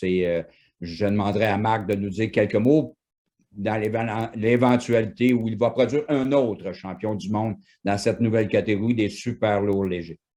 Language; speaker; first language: French; native; French